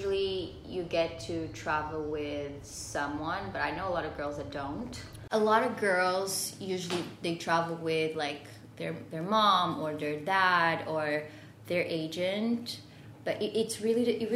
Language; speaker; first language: English; non-native, fluent; Portuguese